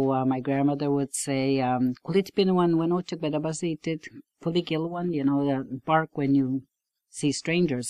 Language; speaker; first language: English; non-native, fluent; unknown